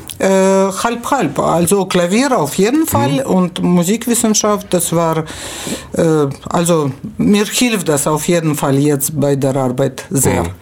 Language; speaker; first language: German; non-native, fluent; Russian